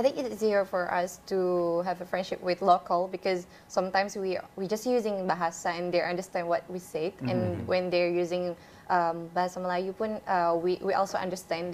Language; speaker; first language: English; non-native, fluent; Indonesian